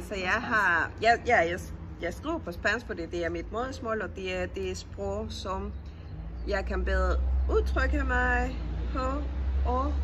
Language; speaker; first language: Danish; non-native, fluent; Spanish